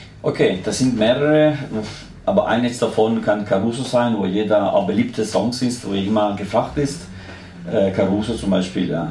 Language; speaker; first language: German; non-native, fluent; Italian